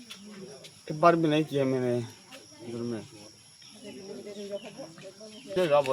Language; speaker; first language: Hindi; non-native, local second language; Bangla